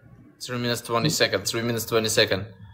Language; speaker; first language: English; non-native, learner; Russian